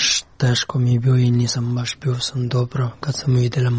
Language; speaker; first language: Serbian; non-native, learner; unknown